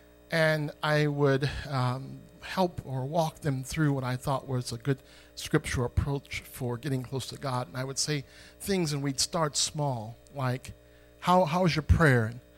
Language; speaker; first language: English; native; English